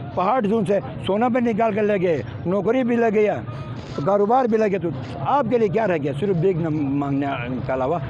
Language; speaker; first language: Urdu; non-native, local second language; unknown